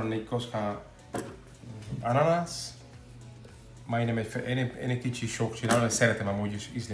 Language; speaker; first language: Hungarian; non-native, learner; Spanish